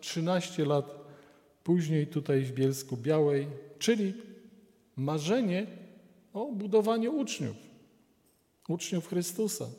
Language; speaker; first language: Polish; native; Polish